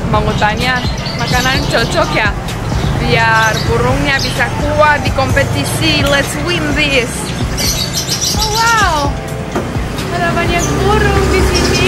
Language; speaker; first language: Indonesian; non-native, fluent; Romanian